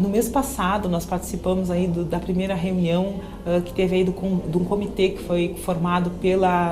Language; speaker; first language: Portuguese; native; Portuguese